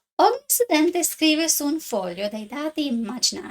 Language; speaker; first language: Italian; non-native, learner; English